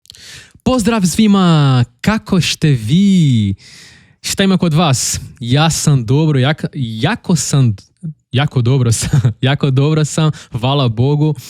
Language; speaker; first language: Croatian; non-native, learner; Portuguese